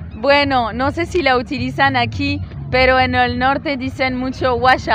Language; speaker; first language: Spanish; native; Spanish